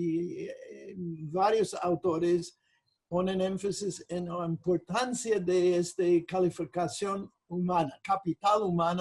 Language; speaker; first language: Spanish; non-native, fluent; English